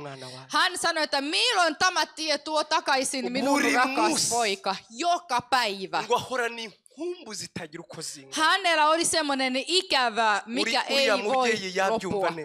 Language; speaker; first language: Finnish; non-native, fluent; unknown